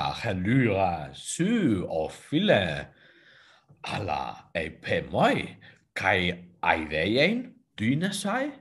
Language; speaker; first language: Greek; non-native, learner; German